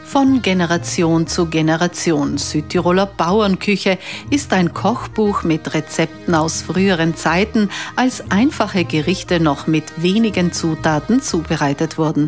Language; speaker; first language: German; native; German